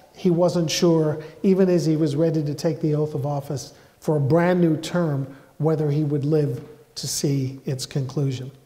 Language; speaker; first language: English; native; English